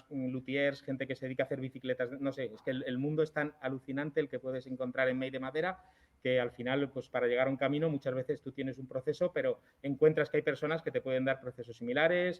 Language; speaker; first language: Spanish; native; Spanish